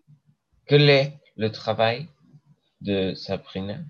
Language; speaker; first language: French; non-native, learner; English